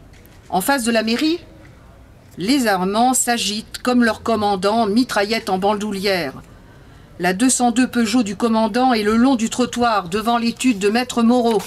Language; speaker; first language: French; native; French